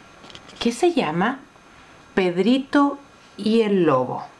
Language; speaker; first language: Spanish; native; Spanish